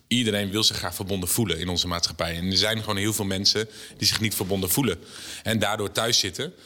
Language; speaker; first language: Dutch; native; Dutch